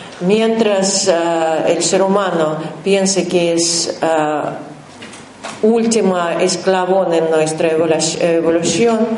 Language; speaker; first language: Spanish; non-native, learner; Russian